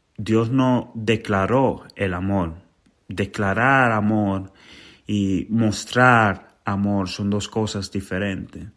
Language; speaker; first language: Spanish; native; Spanish